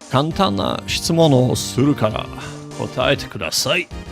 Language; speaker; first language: Japanese; non-native, learner; English